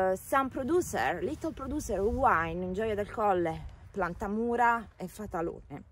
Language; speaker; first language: English; non-native, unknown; Italian